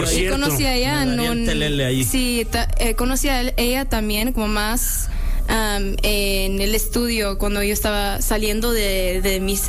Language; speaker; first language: Spanish; early bilingual, heritage; English